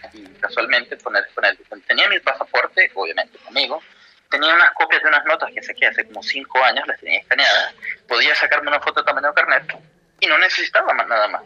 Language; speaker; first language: Spanish; native; Spanish